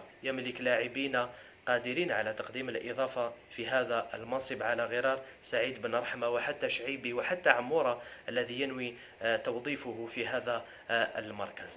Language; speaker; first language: Arabic; native; Arabic